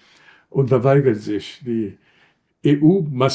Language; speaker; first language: German; non-native, fluent; Arabic